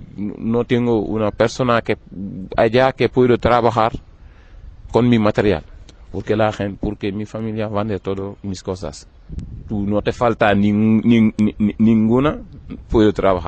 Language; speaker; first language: Spanish; non-native, learner; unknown